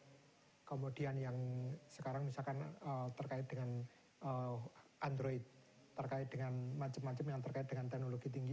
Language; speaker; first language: Indonesian; native; Indonesian